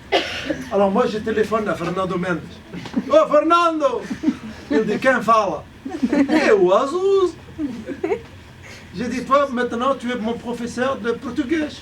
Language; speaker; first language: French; early bilingual, other home language; Arabic